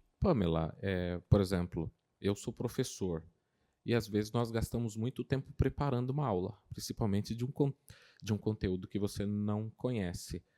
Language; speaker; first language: Portuguese; native; Portuguese